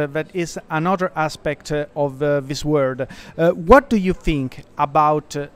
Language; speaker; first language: English; non-native, learner; Italian